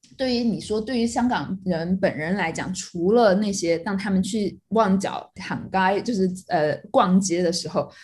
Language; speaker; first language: Chinese; native; Chinese